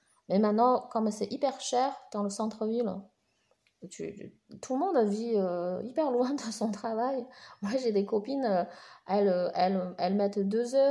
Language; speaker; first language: French; non-native, fluent; Chinese